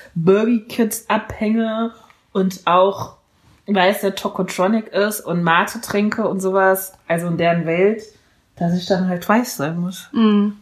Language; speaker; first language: German; early bilingual, other home language; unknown